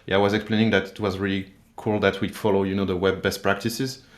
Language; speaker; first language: English; non-native, fluent; French